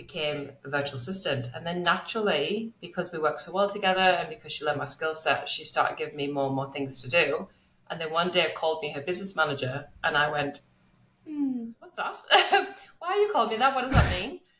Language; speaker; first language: English; native; English